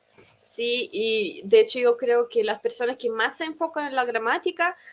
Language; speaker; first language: Spanish; non-native, fluent; Russian